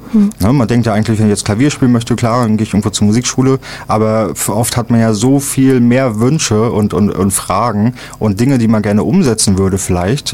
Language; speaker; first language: German; native; German